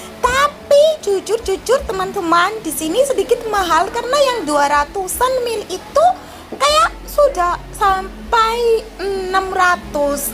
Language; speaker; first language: Indonesian; non-native, learner; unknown